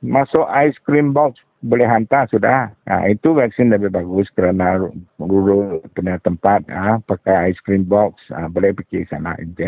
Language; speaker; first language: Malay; non-native, local second language; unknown